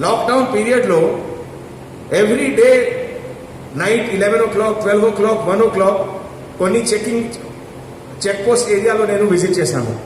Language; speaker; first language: Telugu; non-native, fluent; Hindi